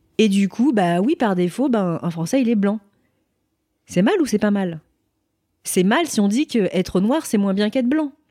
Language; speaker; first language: French; native; French